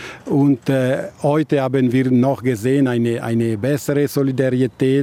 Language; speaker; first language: German; non-native, local second language; Italian